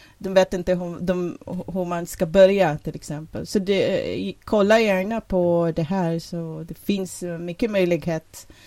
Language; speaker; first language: Swedish; non-native, fluent; Filipino